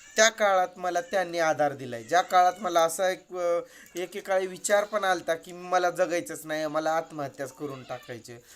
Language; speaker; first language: Marathi; native; Marathi